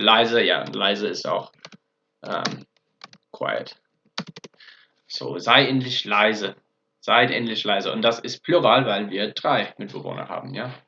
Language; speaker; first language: German; non-native, fluent; English